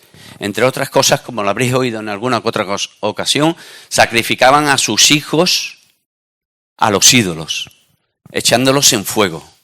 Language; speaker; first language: Spanish; native; Spanish